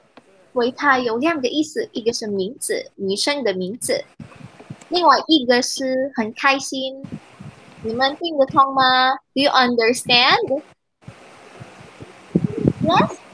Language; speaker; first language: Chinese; non-native, learner; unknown